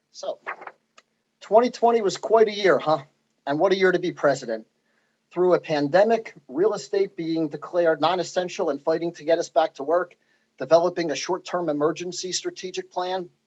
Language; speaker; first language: English; native; English